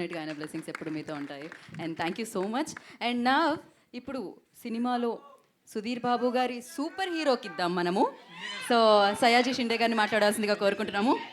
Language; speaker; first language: Telugu; native; Telugu